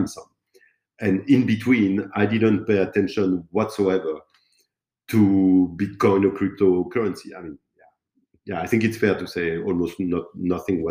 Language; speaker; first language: English; non-native, fluent; French